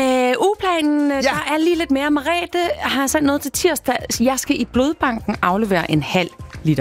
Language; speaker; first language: Danish; native; Danish